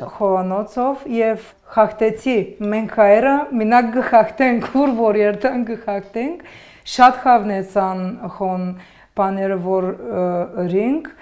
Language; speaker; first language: Armenian; early bilingual, heritage; Armenian